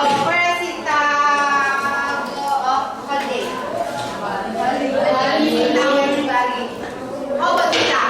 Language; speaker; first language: English; non-native, learner; Indonesian